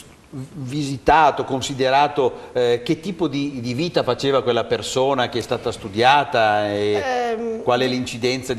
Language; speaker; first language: Italian; native; Italian